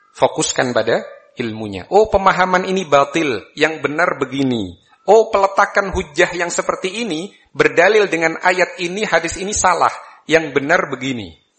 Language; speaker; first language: Malay; non-native, local second language; Javanese